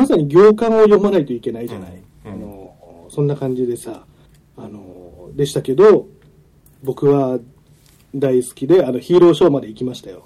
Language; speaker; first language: Japanese; native; Japanese